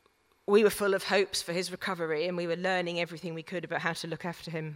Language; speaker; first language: English; native; English